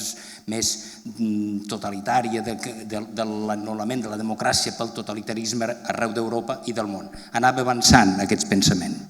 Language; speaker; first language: Catalan; native; Catalan